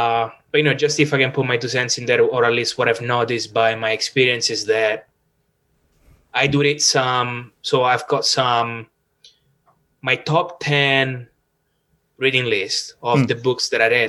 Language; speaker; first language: English; non-native, fluent; Italian